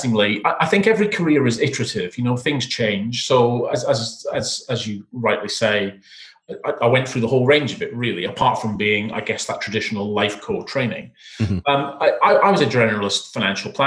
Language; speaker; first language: English; native; English